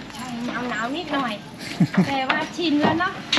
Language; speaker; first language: Thai; native; Thai